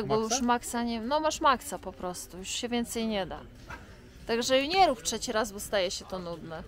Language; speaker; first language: Polish; native; Polish